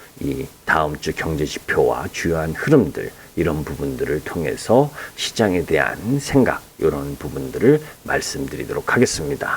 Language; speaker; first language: Korean; native; Korean